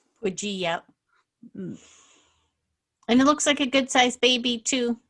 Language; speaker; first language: English; native; English